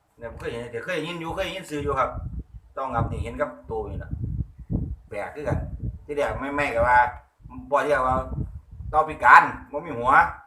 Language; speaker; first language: Thai; native; Thai